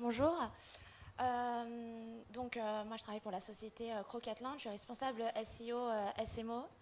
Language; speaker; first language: French; native; French